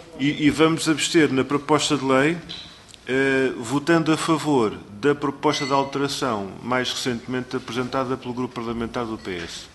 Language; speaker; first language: Portuguese; native; Portuguese